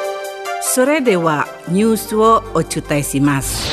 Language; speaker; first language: Japanese; non-native, fluent; Indonesian